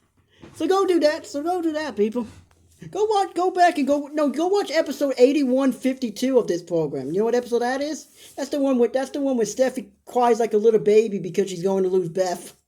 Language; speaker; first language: English; native; English